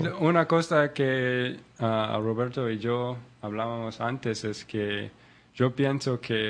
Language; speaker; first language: Spanish; non-native, learner; English